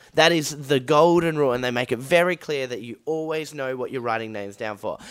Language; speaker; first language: English; native; English